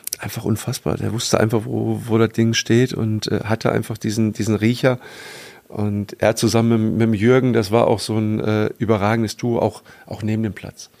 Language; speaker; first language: German; native; German